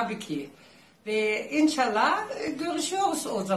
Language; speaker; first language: Turkish; non-native, learner; German